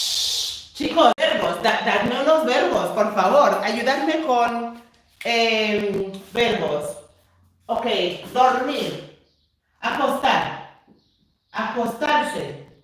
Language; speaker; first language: Spanish; non-native, fluent; English